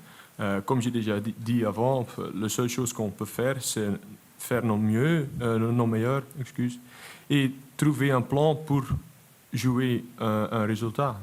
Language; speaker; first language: French; non-native, local second language; Dutch